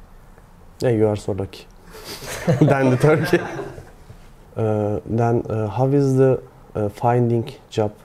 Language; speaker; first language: English; non-native, learner; Turkish